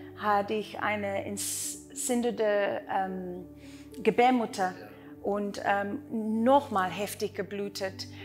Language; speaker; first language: German; non-native, learner; Afrikaans